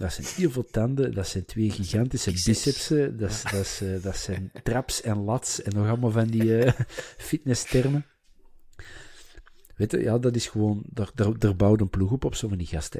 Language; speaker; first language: Dutch; native; Dutch